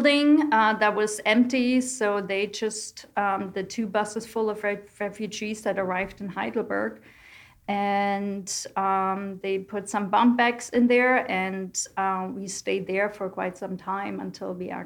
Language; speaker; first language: English; non-native, fluent; German